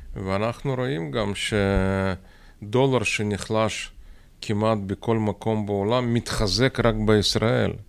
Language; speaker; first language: Hebrew; non-native, fluent; Russian